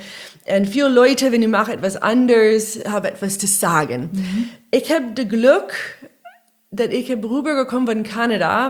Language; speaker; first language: German; non-native, learner; English